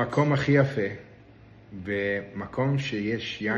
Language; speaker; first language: Hebrew; non-native, local second language; Yiddish